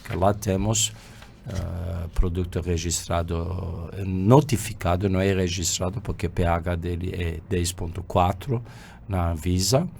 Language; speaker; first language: Portuguese; non-native, fluent; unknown